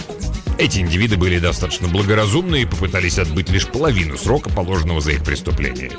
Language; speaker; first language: Russian; native; Russian